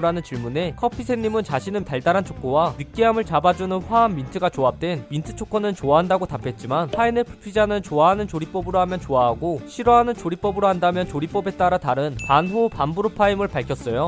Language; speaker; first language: Korean; native; Korean